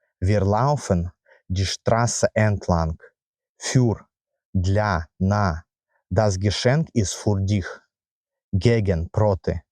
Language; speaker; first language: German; non-native, fluent; Ukrainian